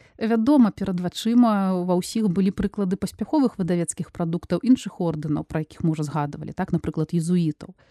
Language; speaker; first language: Belarusian; non-native, local second language; Russian